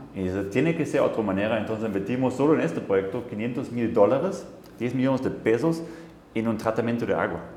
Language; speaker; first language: Spanish; non-native, fluent; German